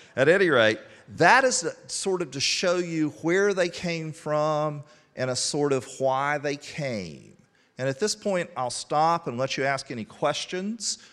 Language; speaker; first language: English; native; English